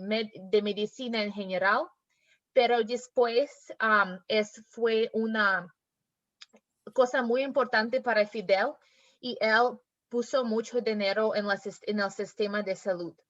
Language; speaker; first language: Spanish; non-native, learner; English